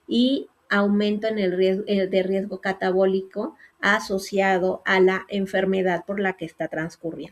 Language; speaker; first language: Spanish; native; Spanish